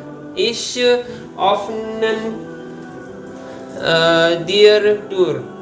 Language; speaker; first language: German; non-native, learner; Urdu